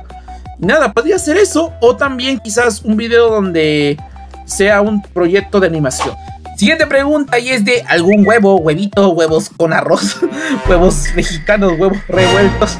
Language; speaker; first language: Spanish; native; Spanish